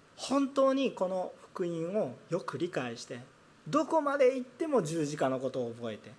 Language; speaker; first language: Japanese; non-native, fluent; Korean